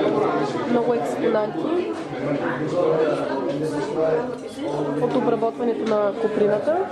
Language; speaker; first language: Bulgarian; native; Bulgarian